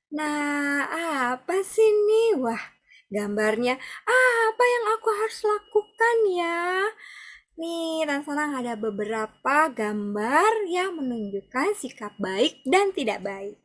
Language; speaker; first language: Indonesian; native; Indonesian